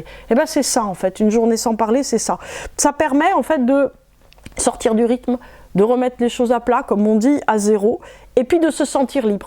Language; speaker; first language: French; native; French